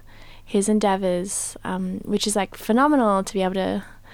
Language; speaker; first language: English; native; English